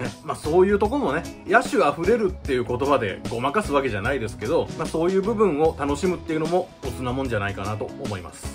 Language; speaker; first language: Japanese; native; Japanese